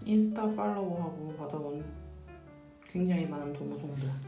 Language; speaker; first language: Korean; native; Korean